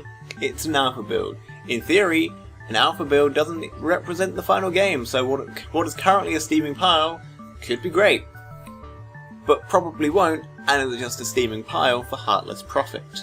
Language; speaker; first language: English; native; English